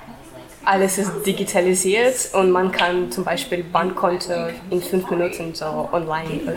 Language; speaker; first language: German; non-native, fluent; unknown